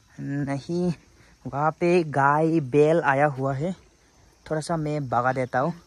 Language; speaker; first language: Hindi; non-native, local second language; Garo